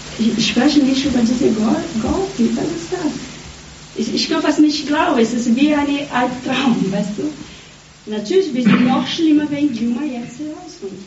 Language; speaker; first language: German; non-native, learner; Portuguese